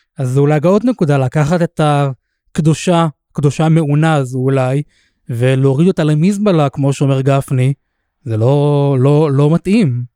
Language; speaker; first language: Hebrew; native; Hebrew